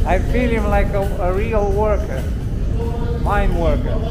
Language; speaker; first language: English; non-native, learner; Romanian